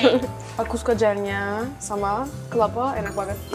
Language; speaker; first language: Indonesian; non-native, fluent; Turkish